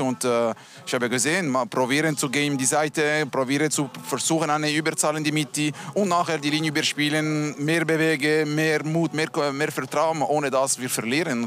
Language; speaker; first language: German; non-native, local second language; Italian